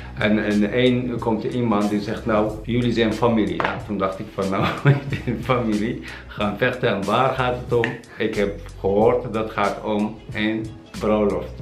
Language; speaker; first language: Dutch; non-native, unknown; Arabic